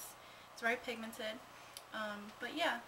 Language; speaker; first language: English; native; English